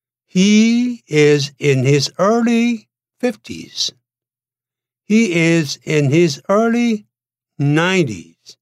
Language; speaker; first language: English; non-native, fluent; Chinese